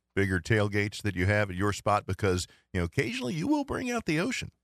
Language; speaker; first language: English; native; English